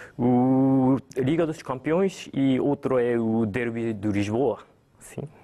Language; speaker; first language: Portuguese; non-native, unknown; Japanese